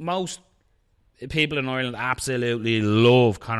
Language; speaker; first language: English; native; English